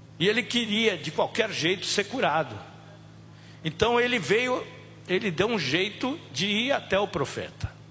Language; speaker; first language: Portuguese; native; Portuguese